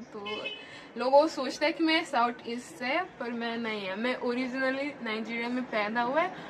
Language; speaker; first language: Hindi; non-native, learner; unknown